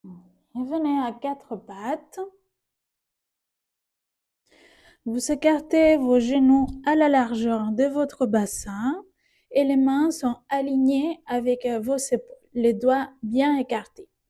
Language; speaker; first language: French; native; French